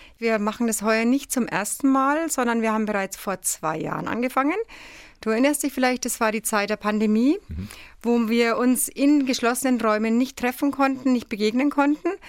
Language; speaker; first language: German; native; German